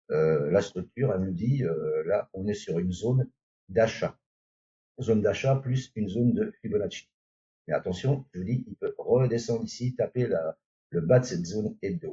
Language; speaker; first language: French; native; French